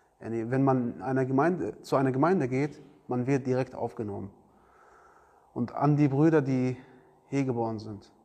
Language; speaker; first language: German; non-native, learner; Arabic